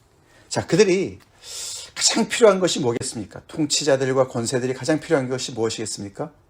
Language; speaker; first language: Korean; native; Korean